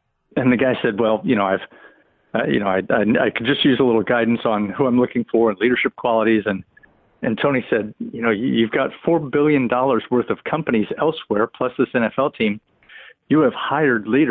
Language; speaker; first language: English; native; English